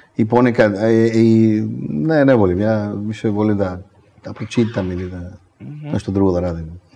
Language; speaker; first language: Serbian; non-native, fluent; Spanish